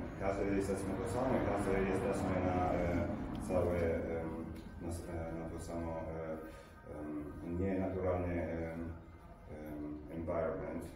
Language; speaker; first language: Polish; non-native, learner; Italian